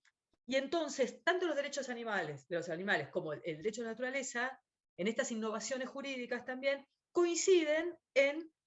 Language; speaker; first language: Spanish; native; Spanish